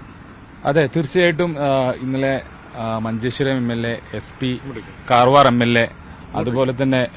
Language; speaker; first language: Malayalam; native; Malayalam